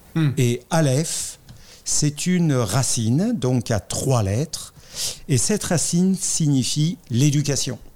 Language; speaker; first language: French; native; French